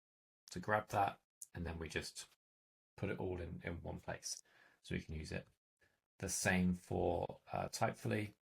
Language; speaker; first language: English; native; English